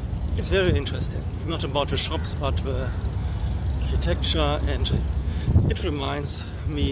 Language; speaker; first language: English; non-native, fluent; German